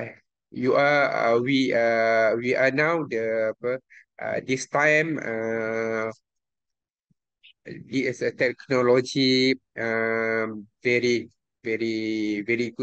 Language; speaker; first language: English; non-native, local second language; Malay